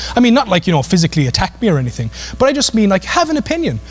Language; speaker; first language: English; native; English